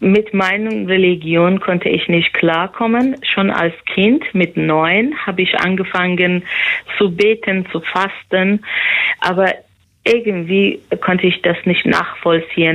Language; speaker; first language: German; non-native, fluent; Persian